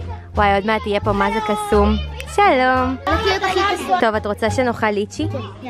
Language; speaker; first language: Hebrew; native; Hebrew